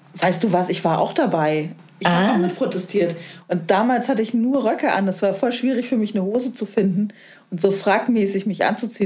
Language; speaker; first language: German; native; German